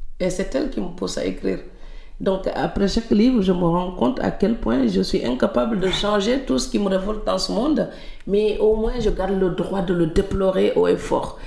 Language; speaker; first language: French; non-native, local second language; Serer